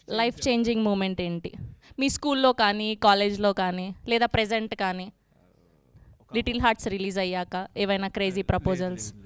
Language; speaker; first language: Telugu; native; Telugu